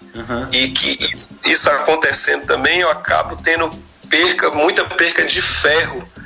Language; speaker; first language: Portuguese; native; Portuguese